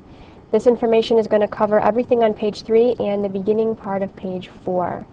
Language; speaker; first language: English; native; English